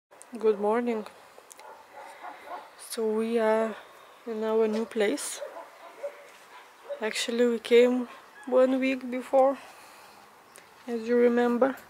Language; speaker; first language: English; non-native, fluent; Lithuanian